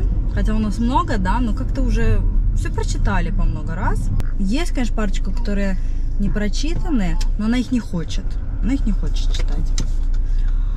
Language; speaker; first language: Russian; native; Russian